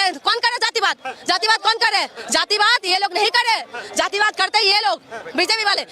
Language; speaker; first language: Hindi; non-native, local second language; Assamese